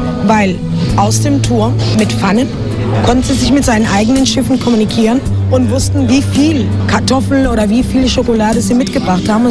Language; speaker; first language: German; non-native, fluent; Spanish